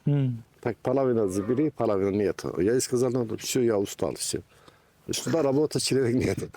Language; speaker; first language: Russian; non-native, learner; Turkish